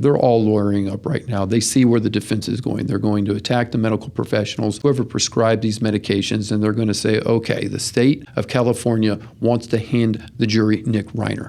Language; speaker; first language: English; native; English